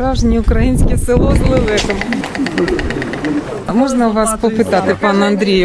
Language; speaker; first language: Ukrainian; native; Ukrainian